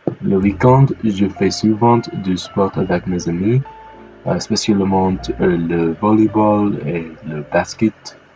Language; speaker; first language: French; non-native, learner; English